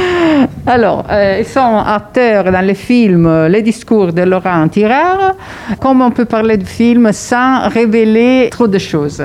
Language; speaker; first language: French; non-native, fluent; Italian